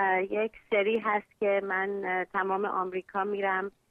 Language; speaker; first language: Persian; early bilingual, heritage; Persian